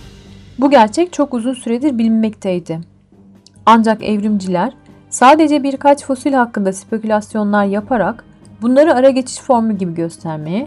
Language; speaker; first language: Turkish; native; Turkish